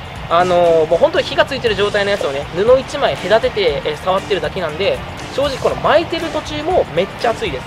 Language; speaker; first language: Japanese; native; Japanese